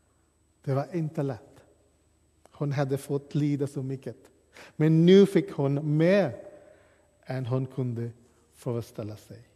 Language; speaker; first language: Swedish; non-native, fluent; English